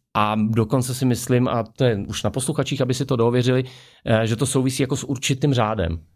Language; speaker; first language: Czech; native; Czech